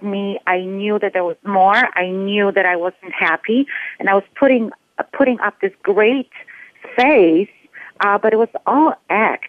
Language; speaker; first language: English; non-native, fluent; Polish